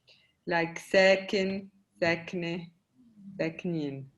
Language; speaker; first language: Arabic; native; Arabic